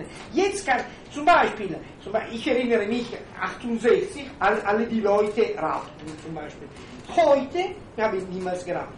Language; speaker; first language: German; non-native, fluent; Italian